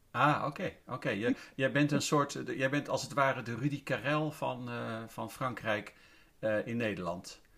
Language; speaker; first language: Dutch; native; Dutch